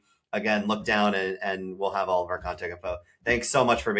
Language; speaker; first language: English; native; English